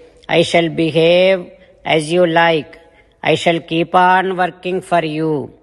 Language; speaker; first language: English; non-native, local second language; Telugu